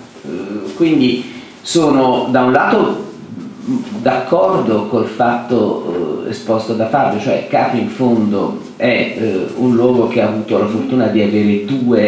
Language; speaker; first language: Italian; native; Italian